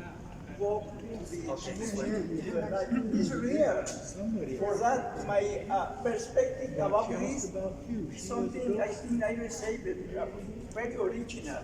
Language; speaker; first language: English; non-native, learner; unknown